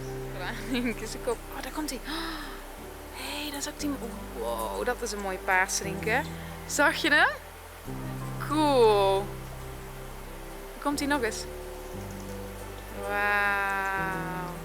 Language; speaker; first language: Dutch; native; Dutch